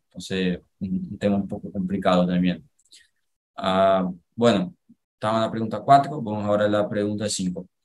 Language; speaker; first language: Spanish; non-native, learner; Portuguese